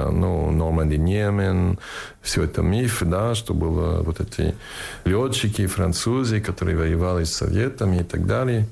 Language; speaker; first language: Russian; non-native, fluent; English